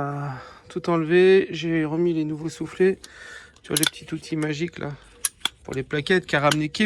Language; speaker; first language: French; native; French